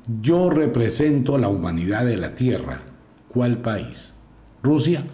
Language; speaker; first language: Spanish; native; Spanish